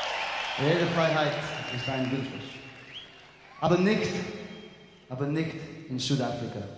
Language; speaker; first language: German; non-native, learner; English